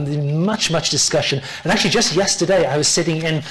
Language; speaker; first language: English; native; English